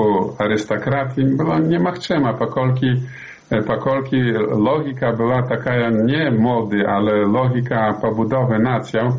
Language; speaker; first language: Polish; non-native, learner; Belarusian